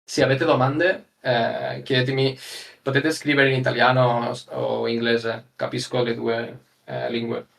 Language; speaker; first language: Italian; non-native, learner; Spanish